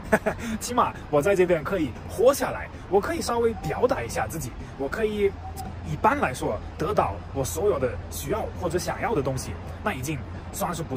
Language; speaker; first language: Chinese; non-native, fluent; German